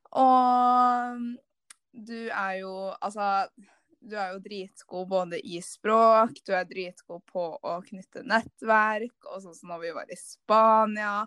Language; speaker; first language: Norwegian; native; Norwegian